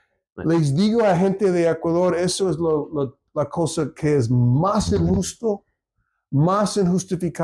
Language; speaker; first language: Spanish; non-native, fluent; English